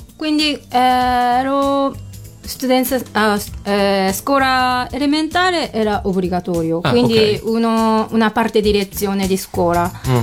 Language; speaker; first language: Italian; non-native, learner; Japanese